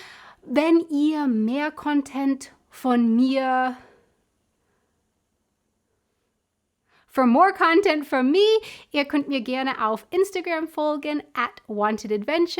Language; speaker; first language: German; non-native, fluent; English